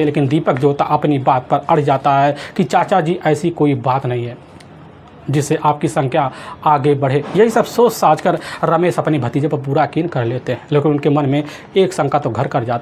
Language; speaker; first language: Hindi; native; Hindi